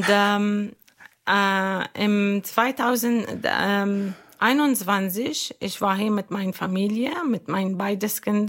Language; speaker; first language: German; non-native, learner; Arabic